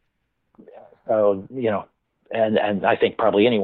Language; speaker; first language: English; native; English